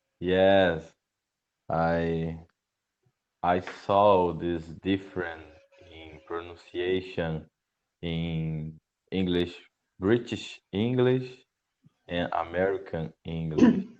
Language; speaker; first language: English; non-native, learner; Portuguese